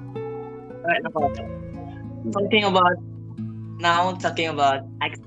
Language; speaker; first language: English; non-native, fluent; Indonesian